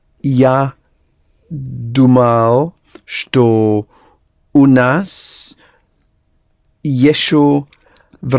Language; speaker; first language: Russian; non-native, learner; English